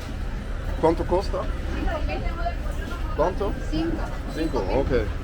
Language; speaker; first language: Spanish; non-native, learner; English